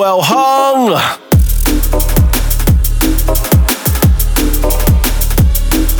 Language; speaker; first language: English; native; English